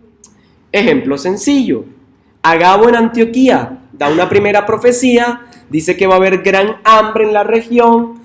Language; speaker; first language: Spanish; native; Spanish